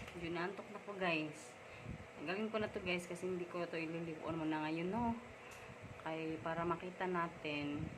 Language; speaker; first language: Filipino; non-native, local second language; Cebuano